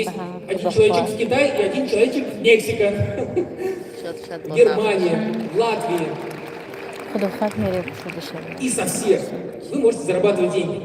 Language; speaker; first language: Russian; native; Russian